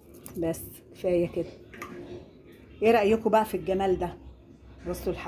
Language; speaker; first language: Arabic; native; Arabic